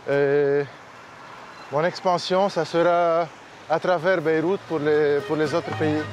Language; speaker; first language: French; non-native, local second language; Arabic